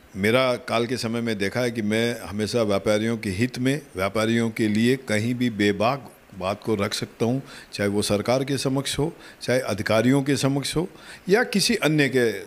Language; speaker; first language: Hindi; native; Hindi